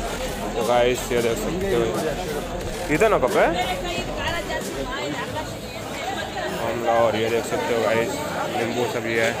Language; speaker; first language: Hindi; non-native, local second language; Kannada